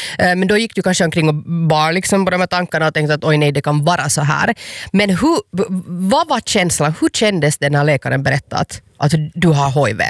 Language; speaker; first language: Swedish; native; Swedish